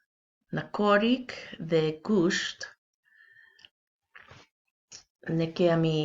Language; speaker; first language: Albanian; non-native, learner; English